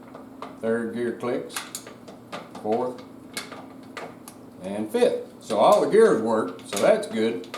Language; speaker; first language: English; native; English